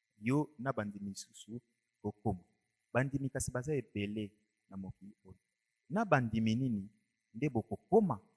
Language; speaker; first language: Lingala; native; Lingala